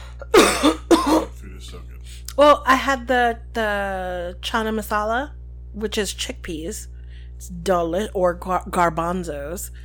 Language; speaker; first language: English; early bilingual, other home language; Spanish